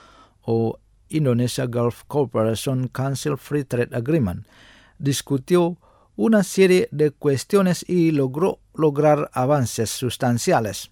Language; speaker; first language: Spanish; non-native, fluent; Indonesian